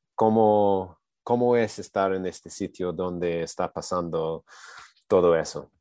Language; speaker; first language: Spanish; non-native, learner; English